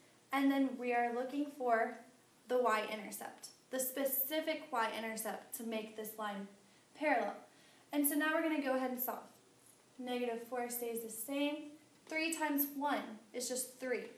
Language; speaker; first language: English; native; English